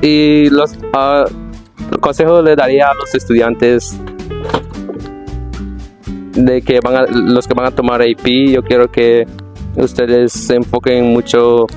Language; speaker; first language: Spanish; non-native, learner; English